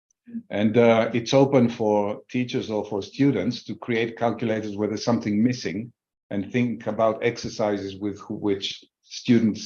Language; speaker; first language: English; non-native, learner; Slovak